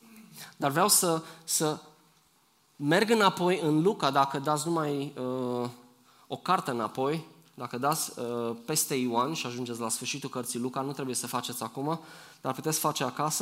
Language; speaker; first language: Romanian; native; Romanian